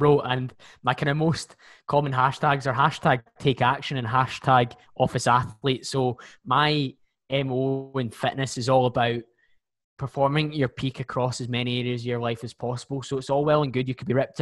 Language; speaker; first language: English; native; English